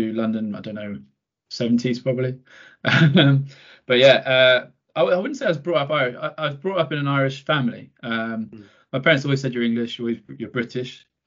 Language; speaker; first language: English; native; English